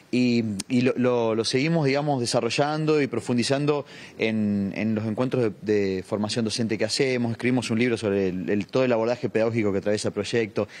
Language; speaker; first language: Spanish; native; Spanish